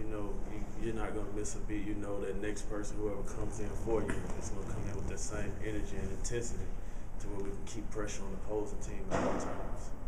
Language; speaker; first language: English; native; English